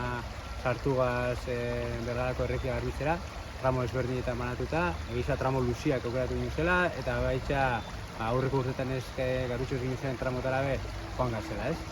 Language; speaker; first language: Basque; native; Basque